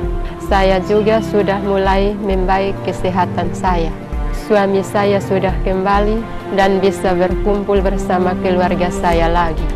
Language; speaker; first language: Indonesian; non-native, local second language; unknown